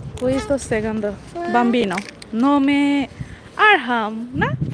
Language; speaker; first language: Italian; non-native, learner; Bangla